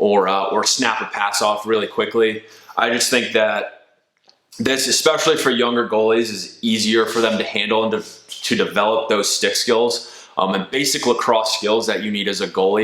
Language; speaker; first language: English; native; English